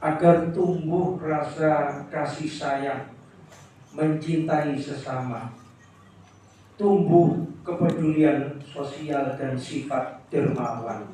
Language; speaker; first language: Indonesian; native; Indonesian